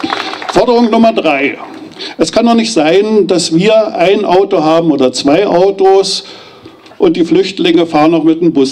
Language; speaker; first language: German; native; German